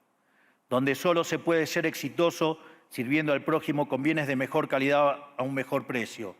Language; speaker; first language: Spanish; native; Spanish